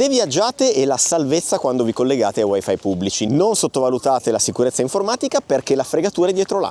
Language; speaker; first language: Italian; native; Italian